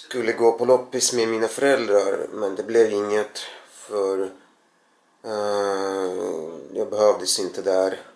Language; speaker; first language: Swedish; non-native, fluent; Russian